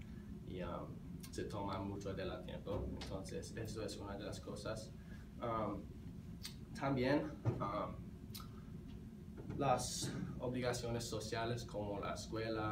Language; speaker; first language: Spanish; non-native, learner; English